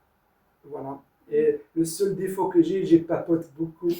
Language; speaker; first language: French; non-native, learner; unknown